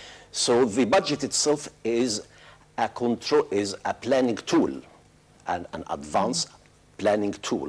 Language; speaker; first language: English; non-native, fluent; Arabic